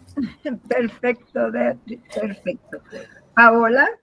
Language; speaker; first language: Spanish; non-native, learner; Portuguese